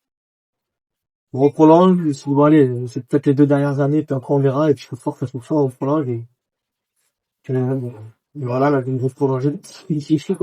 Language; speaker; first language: French; native; French